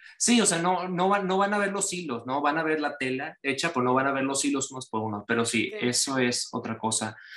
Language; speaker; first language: Spanish; native; Spanish